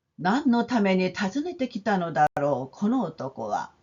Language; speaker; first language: Japanese; non-native, fluent; Korean